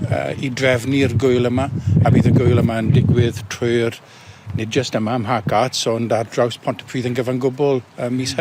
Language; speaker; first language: Welsh; native; Welsh